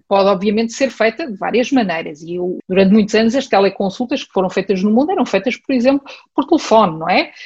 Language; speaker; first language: Portuguese; early bilingual, heritage; Portuguese